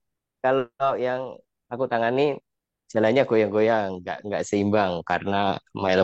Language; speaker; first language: Indonesian; native; Indonesian